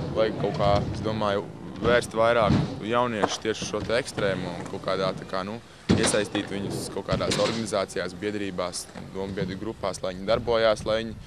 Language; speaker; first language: Latvian; native; Latvian